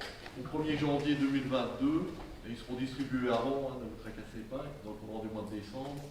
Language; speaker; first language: French; native; French